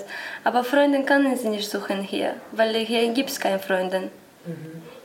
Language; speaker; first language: German; non-native, learner; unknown